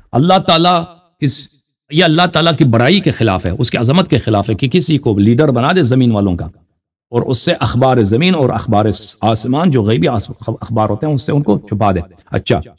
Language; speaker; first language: Urdu; non-native, fluent; Persian